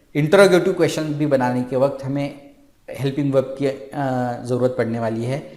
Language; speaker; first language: Hindi; non-native, local second language; Marathi